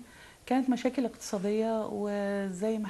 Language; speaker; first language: Arabic; native; Arabic